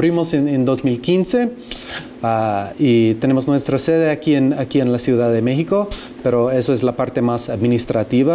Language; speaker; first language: Spanish; non-native, fluent; English